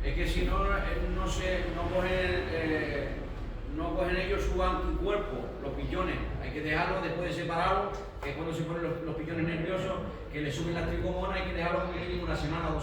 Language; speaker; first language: Spanish; native; Spanish